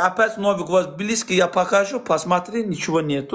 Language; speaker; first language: Russian; non-native, learner; Azerbaijani